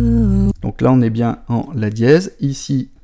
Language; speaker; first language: French; native; French